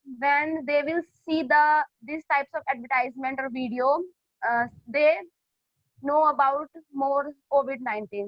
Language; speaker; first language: English; non-native, learner; Hindi